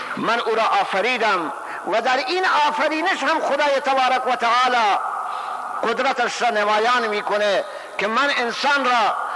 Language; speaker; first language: Persian; non-native, local second language; Baluchi